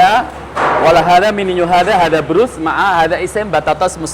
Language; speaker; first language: Arabic; non-native, learner; Indonesian